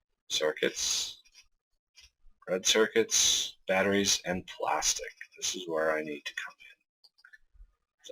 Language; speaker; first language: English; native; English